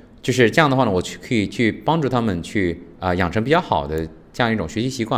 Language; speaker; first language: Chinese; native; Chinese